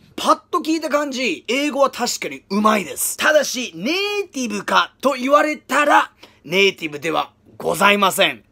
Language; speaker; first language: Japanese; early bilingual, heritage; Japanese